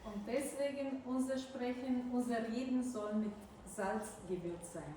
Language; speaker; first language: German; non-native, fluent; Bulgarian